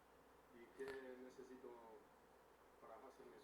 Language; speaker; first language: Spanish; non-native, learner; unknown